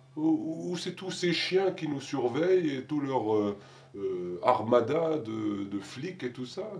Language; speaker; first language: French; non-native, local second language; Arabic